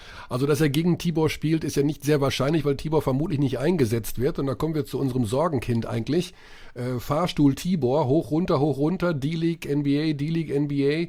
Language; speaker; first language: German; native; German